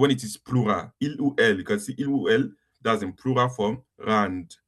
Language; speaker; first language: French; non-native, learner; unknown